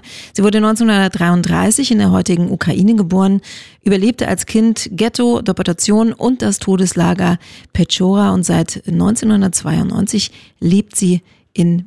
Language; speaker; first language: German; native; German